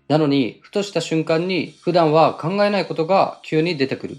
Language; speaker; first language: Japanese; native; Japanese